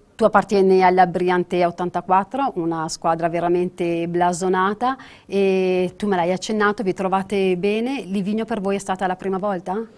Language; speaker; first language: Italian; native; Italian